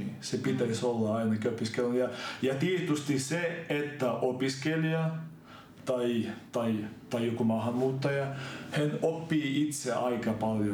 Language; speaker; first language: Finnish; non-native, fluent; Ukrainian